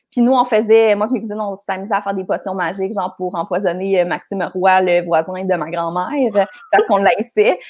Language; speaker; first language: French; native; French